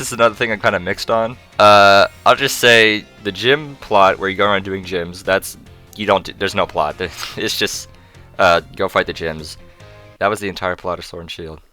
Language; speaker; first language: English; native; English